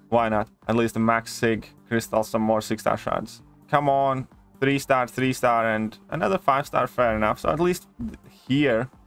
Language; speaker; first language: English; non-native, fluent; Latvian